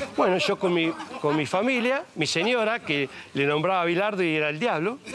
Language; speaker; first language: Spanish; native; Spanish